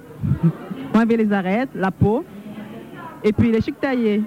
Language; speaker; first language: French; native; French